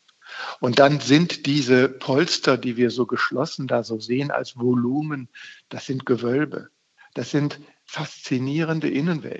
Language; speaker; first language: German; native; German